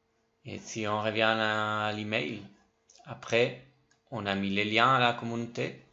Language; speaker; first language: French; non-native, fluent; Spanish